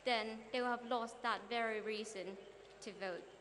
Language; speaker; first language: English; non-native, fluent; Thai